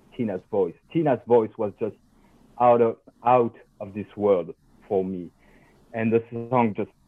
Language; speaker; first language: English; non-native, fluent; French